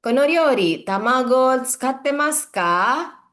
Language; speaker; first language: Japanese; non-native, fluent; Indonesian